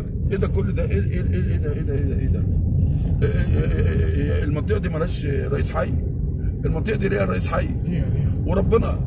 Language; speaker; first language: Arabic; native; Arabic